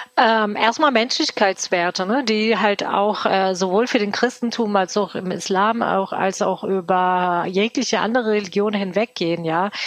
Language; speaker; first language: German; early bilingual, other home language; Turkish